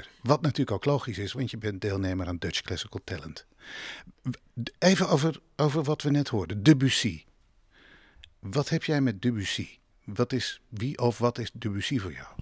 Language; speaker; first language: Dutch; native; Dutch